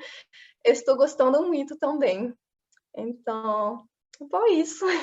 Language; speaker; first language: Portuguese; non-native, fluent; French